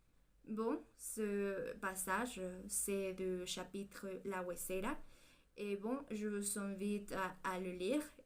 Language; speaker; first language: French; non-native, learner; Spanish